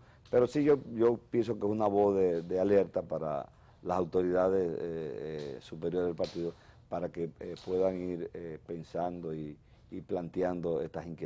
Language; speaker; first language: Spanish; native; Spanish